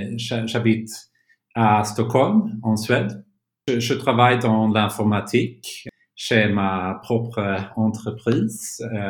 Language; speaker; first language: French; non-native, fluent; Swedish